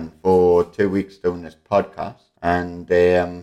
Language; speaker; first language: English; native; English